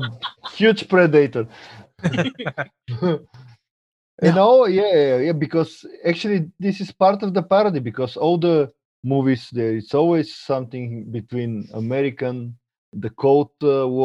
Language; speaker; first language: English; non-native, fluent; Bulgarian